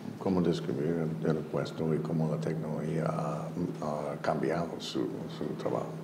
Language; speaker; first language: Spanish; non-native, fluent; English